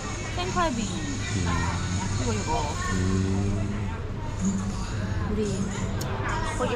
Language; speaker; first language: Korean; non-native, learner; Thai